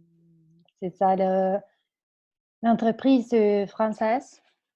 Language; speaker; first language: French; non-native, fluent; Spanish